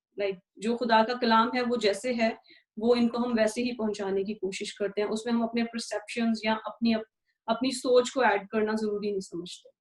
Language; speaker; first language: Urdu; native; Urdu